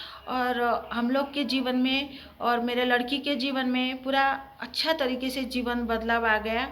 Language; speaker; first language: Hindi; early bilingual, heritage; Hindi